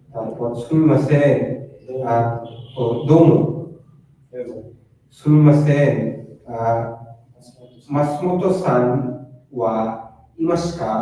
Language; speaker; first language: Japanese; non-native, learner; Bangla